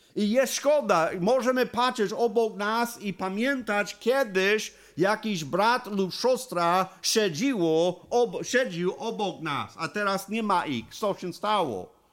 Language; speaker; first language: Polish; non-native, learner; English